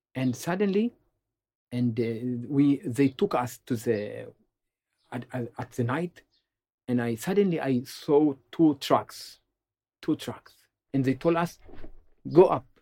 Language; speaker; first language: English; non-native, learner; Amharic